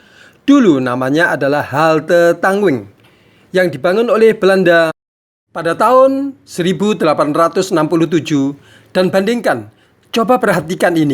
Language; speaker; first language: Indonesian; native; Indonesian